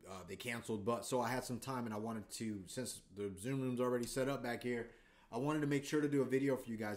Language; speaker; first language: English; native; English